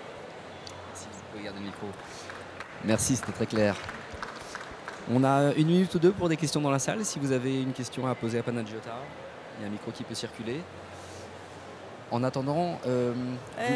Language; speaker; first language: French; native; French